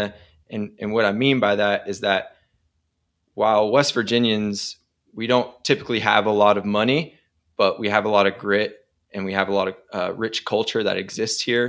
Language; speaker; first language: English; native; English